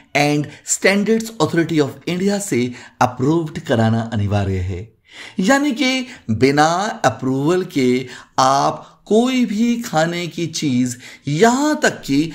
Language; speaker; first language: Hindi; native; Hindi